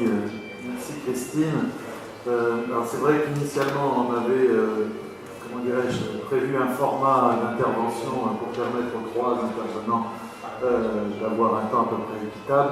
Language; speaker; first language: French; native; French